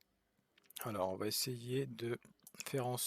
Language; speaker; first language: French; native; French